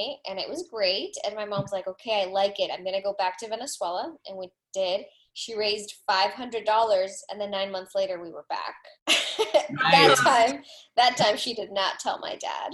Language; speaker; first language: English; early bilingual, other home language; Spanish